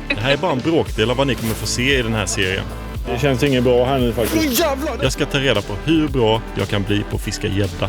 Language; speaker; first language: Swedish; native; Swedish